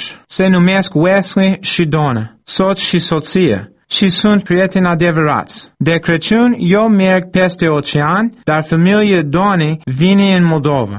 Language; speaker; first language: Romanian; non-native, fluent; English